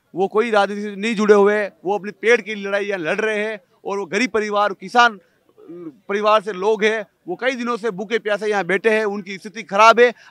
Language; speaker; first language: Hindi; native; Hindi